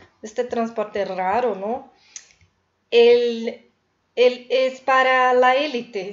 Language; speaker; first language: Spanish; non-native, fluent; Portuguese